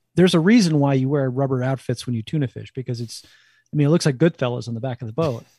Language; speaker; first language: English; native; English